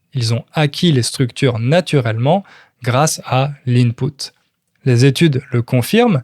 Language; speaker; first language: French; native; French